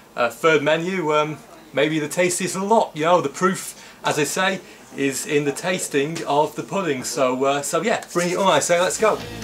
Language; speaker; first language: English; native; English